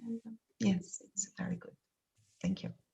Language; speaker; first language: English; non-native, learner; Portuguese